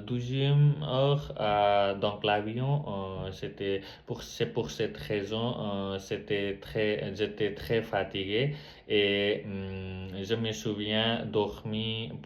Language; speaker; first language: French; non-native, learner; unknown